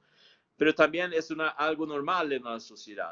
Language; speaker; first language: Spanish; non-native, fluent; Swedish